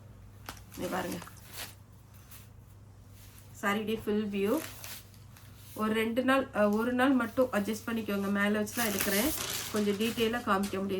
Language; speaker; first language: Tamil; native; Tamil